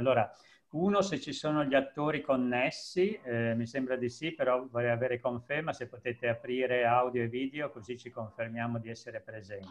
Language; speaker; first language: Italian; native; Italian